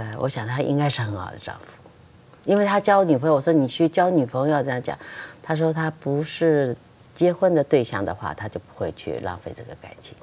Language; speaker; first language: Chinese; early bilingual, other home language; Japanese